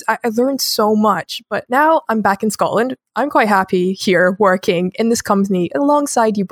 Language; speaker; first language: English; native; English